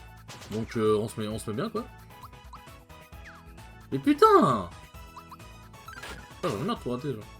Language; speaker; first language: French; native; French